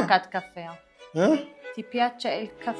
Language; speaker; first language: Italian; non-native, learner; Amharic